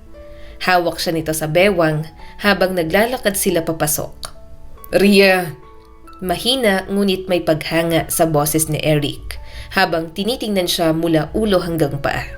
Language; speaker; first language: Filipino; native; Filipino